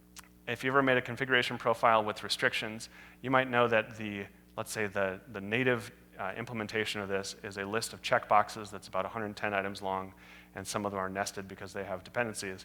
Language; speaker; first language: English; native; English